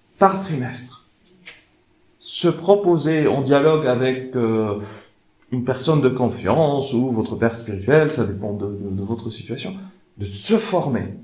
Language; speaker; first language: French; non-native, fluent; Arabic